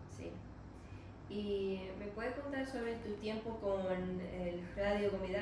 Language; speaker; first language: Spanish; non-native, learner; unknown